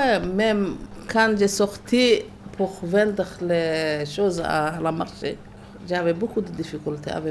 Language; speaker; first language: French; non-native, learner; Somali